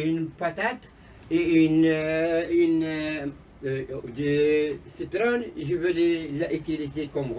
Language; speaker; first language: French; non-native, local second language; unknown